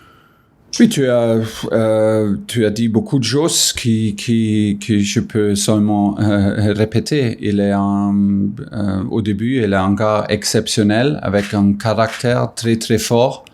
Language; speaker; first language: French; non-native, fluent; German